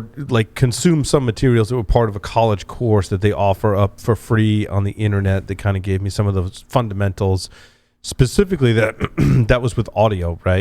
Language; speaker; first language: English; native; English